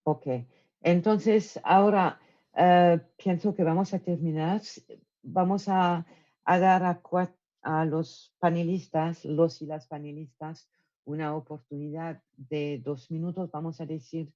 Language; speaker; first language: Spanish; non-native, fluent; French